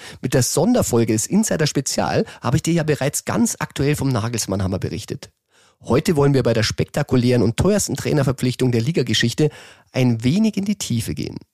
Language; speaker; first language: German; native; German